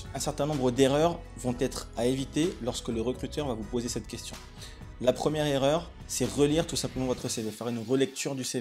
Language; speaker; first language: French; native; French